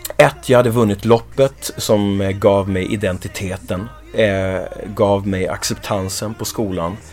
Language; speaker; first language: Swedish; early bilingual, other home language; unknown